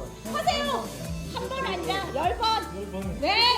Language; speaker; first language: Korean; non-native, learner; Arabic